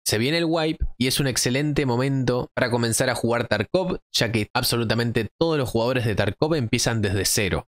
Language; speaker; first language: Spanish; native; Spanish